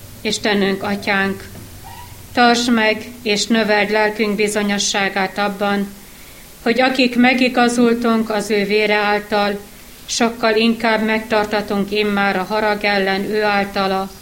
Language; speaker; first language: Hungarian; native; Hungarian